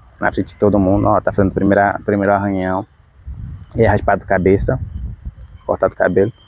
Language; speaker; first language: Portuguese; non-native, local second language; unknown